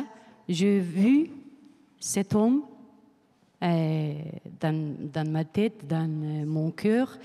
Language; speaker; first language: French; non-native, learner; Spanish